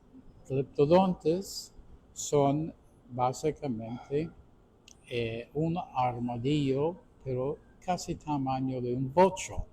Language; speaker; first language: Spanish; non-native, fluent; English